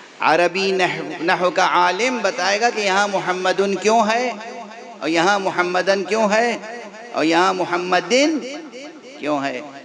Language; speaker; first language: Urdu; native; Urdu